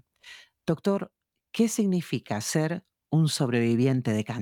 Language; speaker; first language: Spanish; native; Spanish